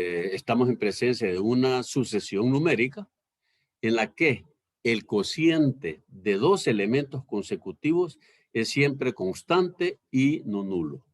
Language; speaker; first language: Spanish; native; Spanish